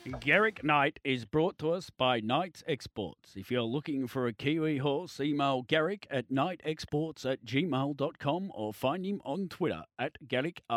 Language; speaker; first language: English; native; English